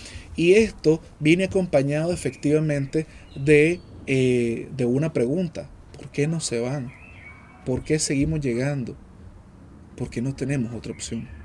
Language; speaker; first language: Spanish; native; Spanish